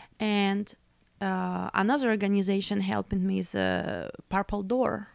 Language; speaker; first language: English; non-native, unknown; Russian